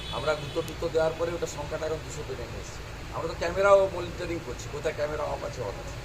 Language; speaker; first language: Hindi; non-native, local second language; Bangla